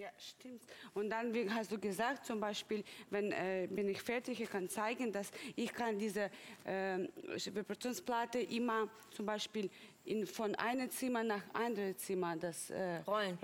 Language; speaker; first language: German; non-native, fluent; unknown